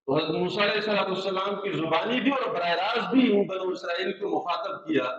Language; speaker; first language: Urdu; native; Urdu